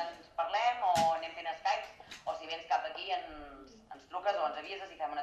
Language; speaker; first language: Catalan; native; Catalan